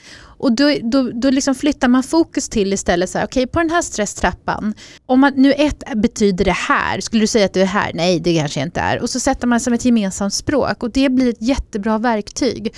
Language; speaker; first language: Swedish; native; Swedish